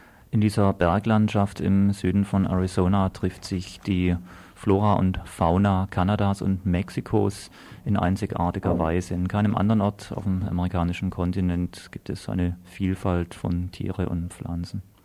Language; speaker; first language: German; native; German